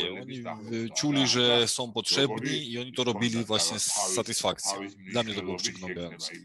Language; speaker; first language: Polish; non-native, fluent; Georgian